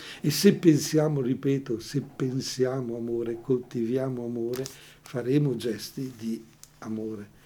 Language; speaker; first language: Italian; native; Italian